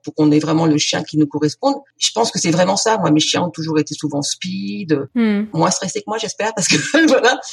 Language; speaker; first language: French; native; French